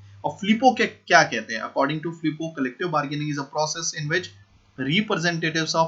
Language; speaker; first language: Hindi; native; Hindi